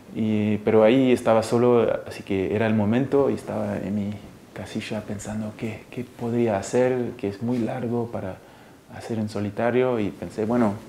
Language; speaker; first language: Spanish; early bilingual, heritage; Spanish